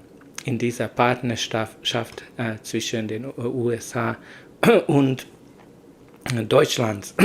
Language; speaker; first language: German; non-native, learner; Hungarian